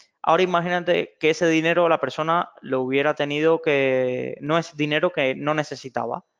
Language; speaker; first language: Spanish; native; Spanish